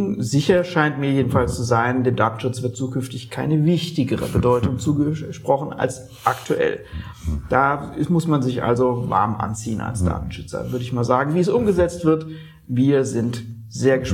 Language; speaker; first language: German; native; German